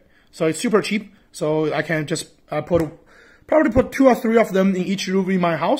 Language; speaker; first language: English; non-native, fluent; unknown